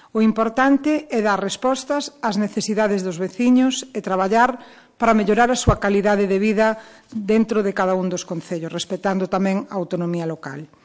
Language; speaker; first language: Galician; native; Galician